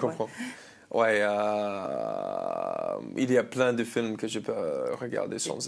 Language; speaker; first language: French; non-native, learner; English